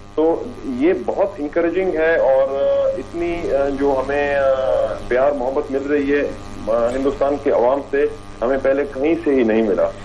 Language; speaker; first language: Urdu; non-native, local second language; Baluchi